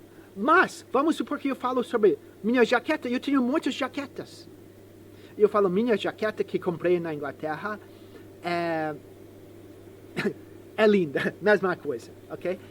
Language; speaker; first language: Portuguese; non-native, fluent; English